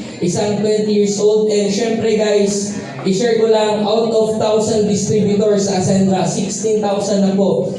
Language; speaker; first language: Filipino; non-native, local second language; Cebuano